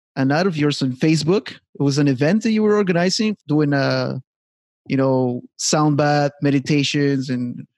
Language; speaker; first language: English; native; English